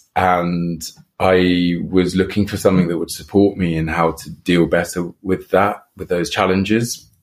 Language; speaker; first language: English; native; English